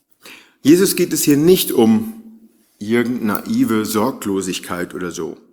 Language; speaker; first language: German; native; German